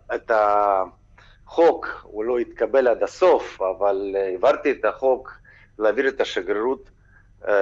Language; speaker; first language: Hebrew; early bilingual, other home language; Ukrainian